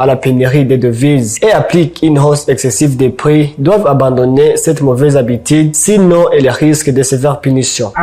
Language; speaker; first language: French; non-native, local second language; Rundi